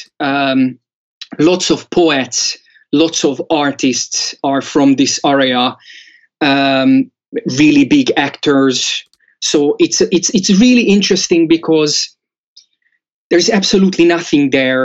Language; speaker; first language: English; non-native, fluent; Hungarian